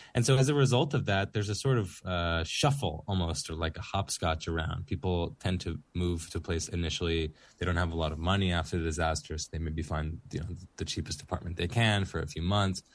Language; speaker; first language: English; native; English